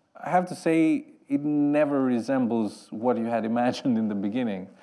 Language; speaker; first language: English; non-native, fluent; Greek